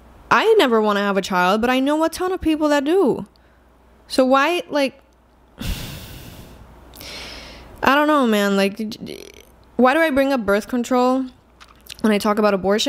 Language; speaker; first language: English; non-native, local second language; Spanish